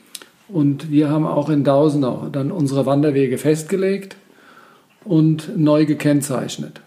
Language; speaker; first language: German; native; German